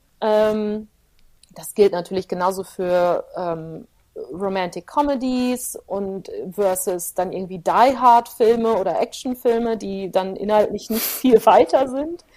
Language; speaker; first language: German; early bilingual, other home language; Plautdietsch